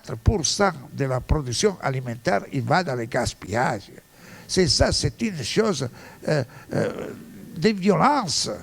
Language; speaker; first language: French; non-native, fluent; Italian